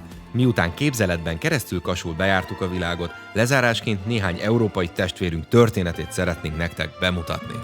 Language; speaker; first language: Hungarian; native; Hungarian